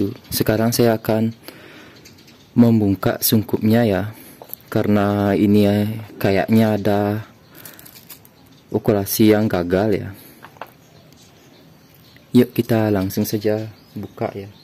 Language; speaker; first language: Indonesian; native; Indonesian